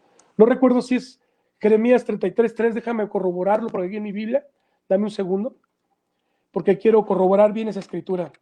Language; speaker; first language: Spanish; native; Spanish